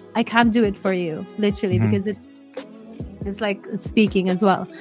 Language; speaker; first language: English; native; English